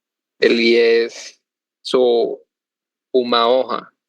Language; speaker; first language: Portuguese; non-native, learner; Spanish